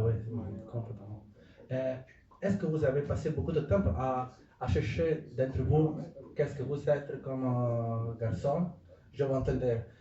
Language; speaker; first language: French; non-native, learner; Italian